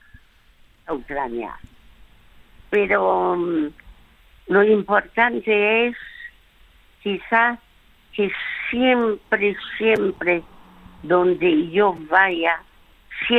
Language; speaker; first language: Spanish; early bilingual, other home language; French